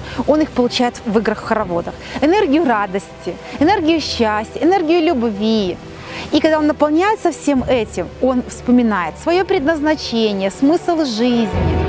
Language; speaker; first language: Russian; native; Russian